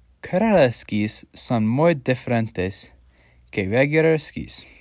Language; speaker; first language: Spanish; non-native, learner; English